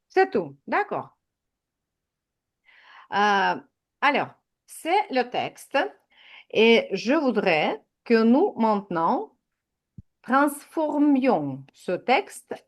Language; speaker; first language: French; non-native, fluent; Ukrainian